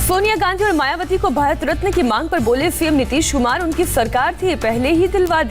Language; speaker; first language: Hindi; native; Hindi